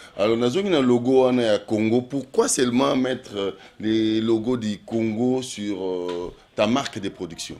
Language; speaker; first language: French; non-native, local second language; Lingala